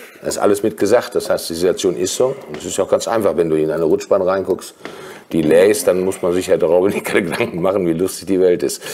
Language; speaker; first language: German; native; German